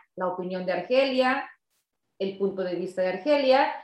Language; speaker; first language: Spanish; early bilingual, heritage; Spanish